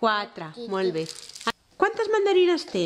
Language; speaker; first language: Spanish; non-native, local second language; Catalan